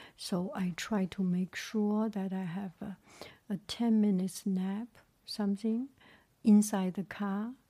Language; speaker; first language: English; non-native, fluent; Chinese